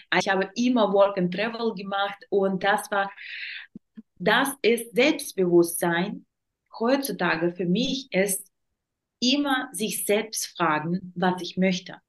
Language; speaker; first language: German; non-native, learner; Russian